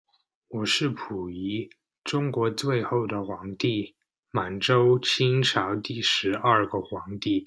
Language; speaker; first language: Chinese; non-native, learner; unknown